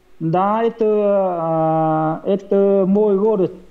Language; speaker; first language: Russian; non-native, learner; Vietnamese